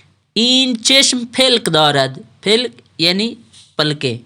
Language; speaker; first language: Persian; non-native, fluent; Urdu